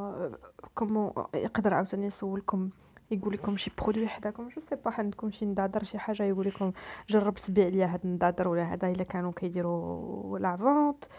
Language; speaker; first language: Arabic; native; Arabic